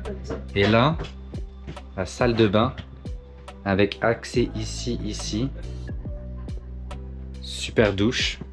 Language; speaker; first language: French; native; French